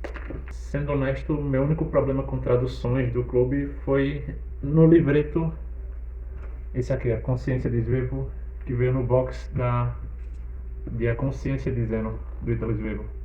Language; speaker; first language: Portuguese; native; Portuguese